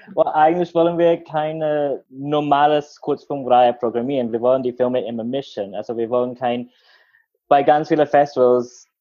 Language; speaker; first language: German; non-native, learner; English